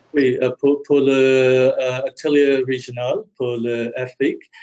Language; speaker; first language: French; non-native, learner; English